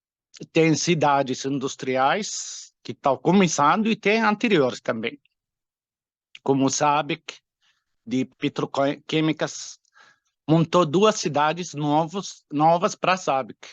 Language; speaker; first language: Portuguese; non-native, fluent; Arabic